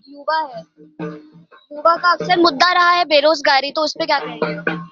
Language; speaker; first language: Hindi; native; Hindi